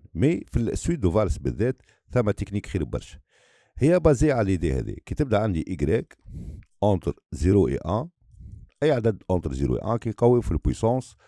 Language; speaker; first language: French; non-native, local second language; Arabic